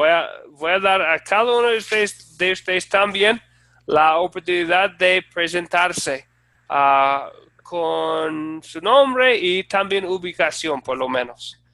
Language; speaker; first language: Spanish; non-native, fluent; English